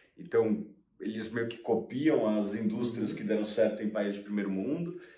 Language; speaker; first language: Portuguese; native; Portuguese